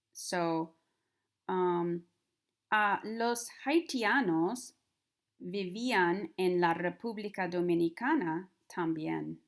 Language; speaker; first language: Spanish; non-native, fluent; English